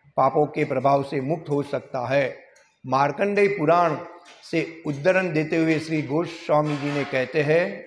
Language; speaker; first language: Hindi; non-native, local second language; Gujarati